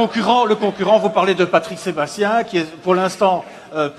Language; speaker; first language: French; native; French